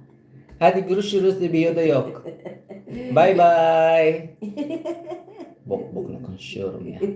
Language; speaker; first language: Turkish; non-native, learner; Filipino